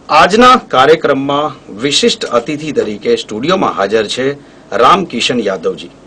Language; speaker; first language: Gujarati; native; Gujarati